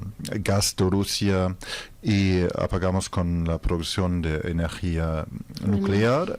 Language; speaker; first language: Spanish; non-native, fluent; German